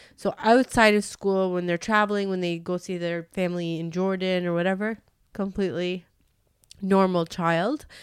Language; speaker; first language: English; native; English